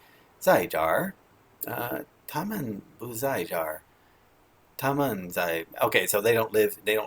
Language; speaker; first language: Chinese; non-native, learner; English